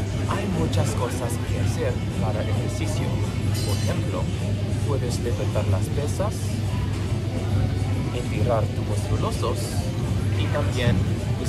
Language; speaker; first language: Spanish; non-native, learner; English